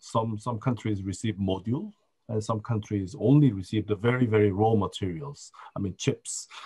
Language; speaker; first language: English; non-native, fluent; Korean